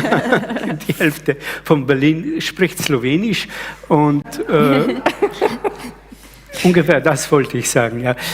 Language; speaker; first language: German; early bilingual, other home language; Slovenian